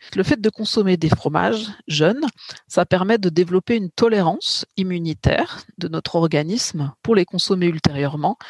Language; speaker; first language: French; native; French